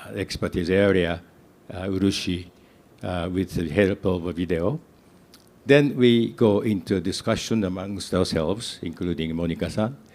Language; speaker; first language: English; non-native, fluent; Japanese